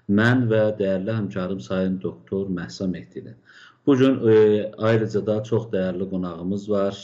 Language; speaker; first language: Azerbaijani; native; Azerbaijani